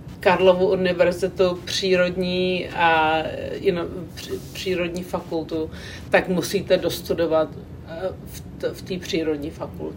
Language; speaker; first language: Czech; non-native, local second language; English